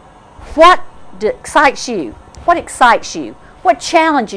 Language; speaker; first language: English; native; English